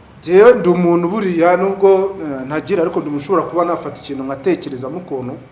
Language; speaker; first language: Kinyarwanda; native; Kinyarwanda